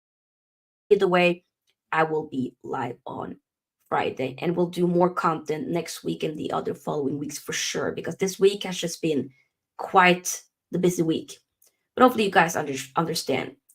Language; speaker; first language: English; native; English